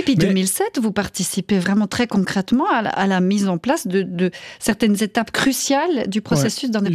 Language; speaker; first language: French; native; French